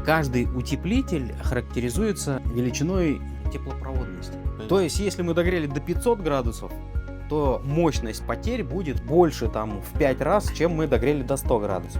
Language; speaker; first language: Russian; native; Russian